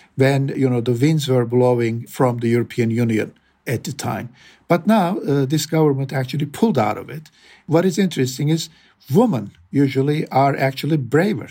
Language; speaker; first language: English; non-native, fluent; Turkish